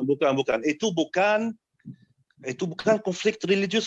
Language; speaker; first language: Indonesian; non-native, fluent; Arabic